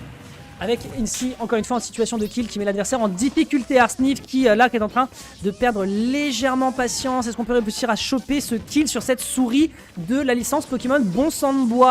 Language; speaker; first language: French; native; French